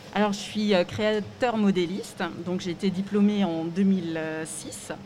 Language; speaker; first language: French; native; French